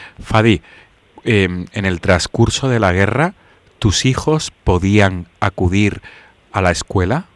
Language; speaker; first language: Spanish; native; Spanish